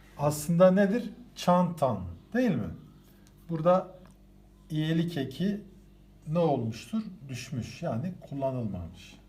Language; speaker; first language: Turkish; native; Turkish